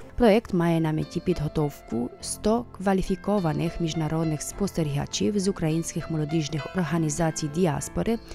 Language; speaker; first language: Ukrainian; native; Ukrainian